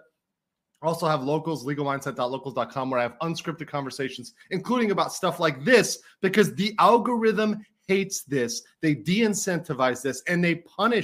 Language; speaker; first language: English; native; English